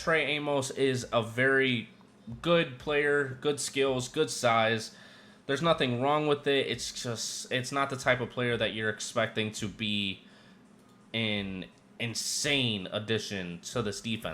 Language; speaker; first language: English; native; English